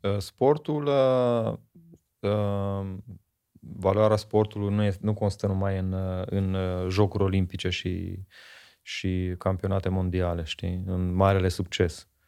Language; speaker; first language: Romanian; non-native, local second language; Hungarian